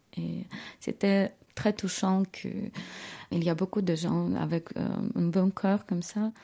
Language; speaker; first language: French; non-native, fluent; Ukrainian